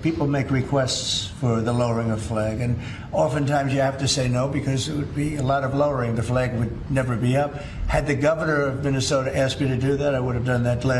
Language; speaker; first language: English; native; English